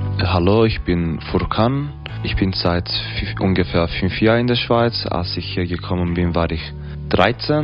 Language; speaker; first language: German; non-native, fluent; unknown